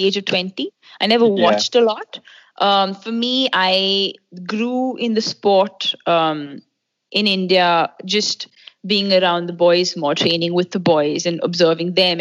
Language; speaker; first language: English; non-native, local second language; Hindi